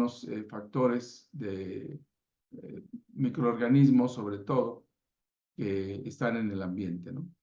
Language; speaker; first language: Spanish; native; Spanish